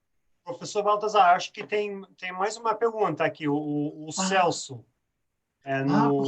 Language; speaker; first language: Portuguese; non-native, fluent; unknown